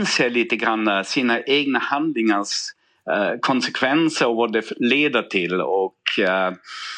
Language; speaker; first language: Swedish; non-native, fluent; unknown